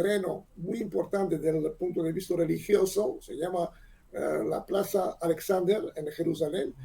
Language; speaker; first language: Spanish; non-native, learner; Hebrew